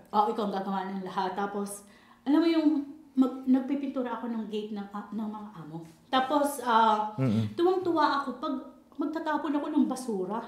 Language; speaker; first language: Filipino; native; Filipino